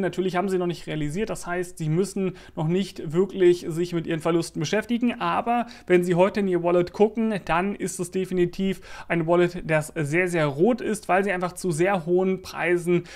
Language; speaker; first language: German; native; German